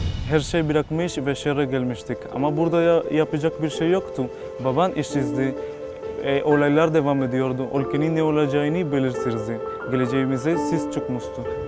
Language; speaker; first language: Turkish; non-native, fluent; Spanish